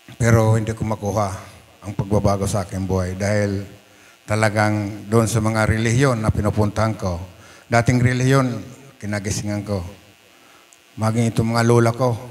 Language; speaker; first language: Filipino; non-native, local second language; Bikol